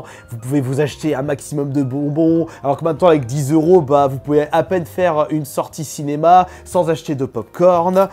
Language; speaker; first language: French; native; French